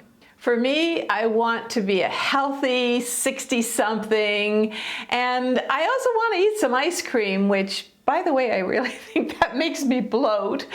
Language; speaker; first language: English; native; English